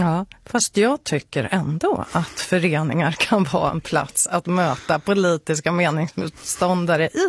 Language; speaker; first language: Swedish; native; Swedish